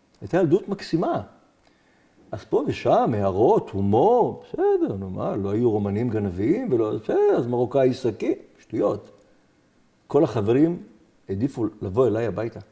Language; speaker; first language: Hebrew; native; Hebrew